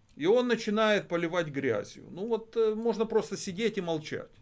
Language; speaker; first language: Russian; native; Russian